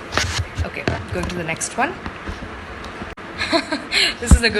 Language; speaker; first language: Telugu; non-native, local second language; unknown